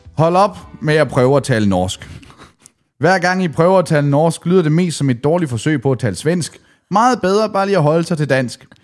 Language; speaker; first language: Danish; native; Danish